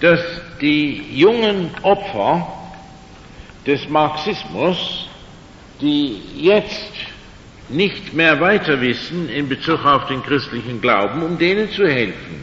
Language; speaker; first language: German; non-native, fluent; English